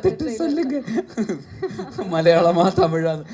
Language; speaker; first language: Tamil; non-native, learner; Malayalam